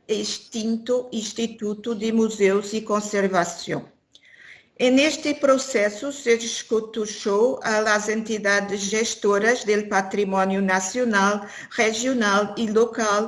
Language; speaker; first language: Spanish; non-native, learner; Portuguese